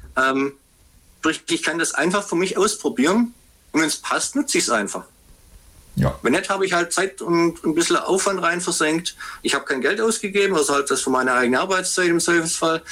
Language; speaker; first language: German; native; German